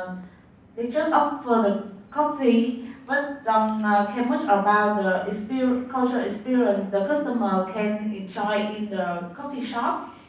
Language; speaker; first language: English; non-native, learner; Vietnamese